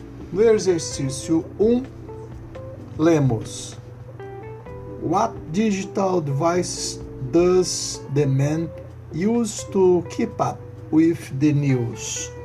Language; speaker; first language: English; non-native, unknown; Portuguese